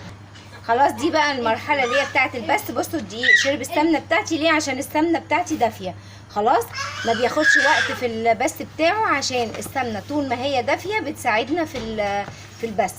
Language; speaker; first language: Arabic; native; Arabic